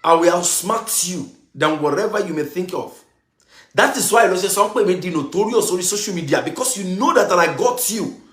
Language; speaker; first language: English; non-native, local second language; Yoruba